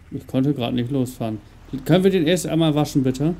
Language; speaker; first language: German; native; German